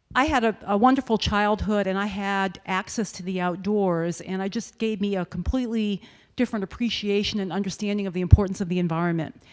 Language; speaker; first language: English; native; English